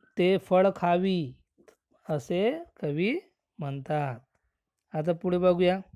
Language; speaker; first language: Marathi; non-native, local second language; Urdu